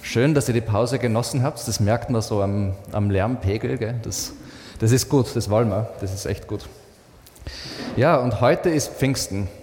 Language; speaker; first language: German; native; German